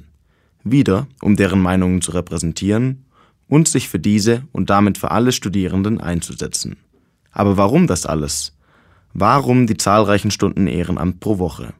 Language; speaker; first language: German; native; German